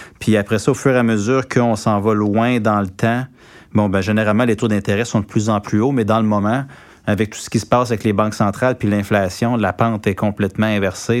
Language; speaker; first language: French; native; French